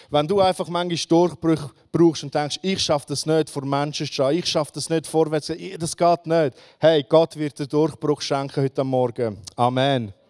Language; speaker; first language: German; non-native, fluent; Romanian